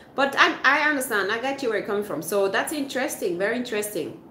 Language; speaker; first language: English; non-native, fluent; Swiss German